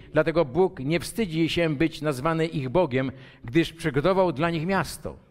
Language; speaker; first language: Polish; native; Polish